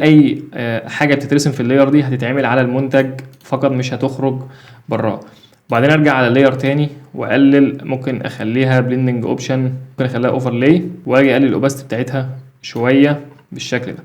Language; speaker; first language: Arabic; native; Arabic